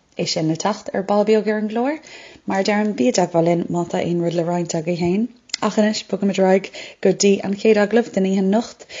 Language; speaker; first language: Irish; non-native, local second language; English